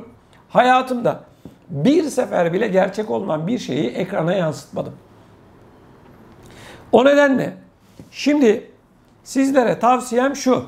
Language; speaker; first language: Turkish; native; Turkish